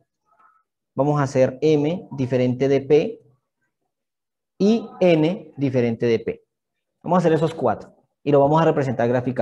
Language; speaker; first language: Spanish; native; Spanish